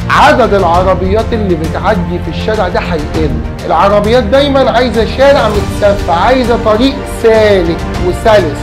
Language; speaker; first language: Arabic; native; Arabic